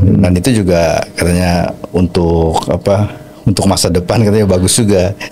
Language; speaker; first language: Indonesian; native; Indonesian